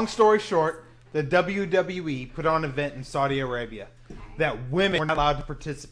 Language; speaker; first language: English; native; English